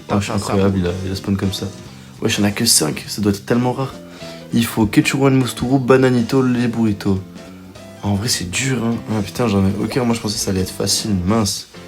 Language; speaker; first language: French; native; French